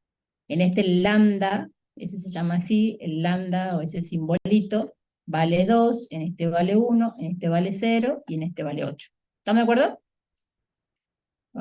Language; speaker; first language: Spanish; native; Spanish